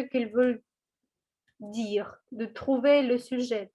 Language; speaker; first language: French; non-native, fluent; Russian